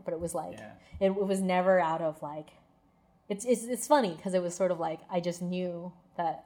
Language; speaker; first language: English; native; English